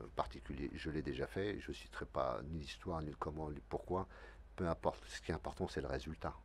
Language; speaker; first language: French; native; French